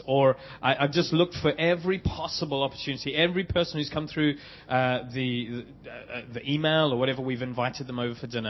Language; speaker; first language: English; native; English